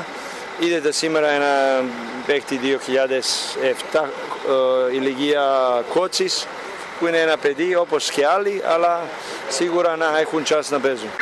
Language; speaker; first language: Greek; non-native, learner; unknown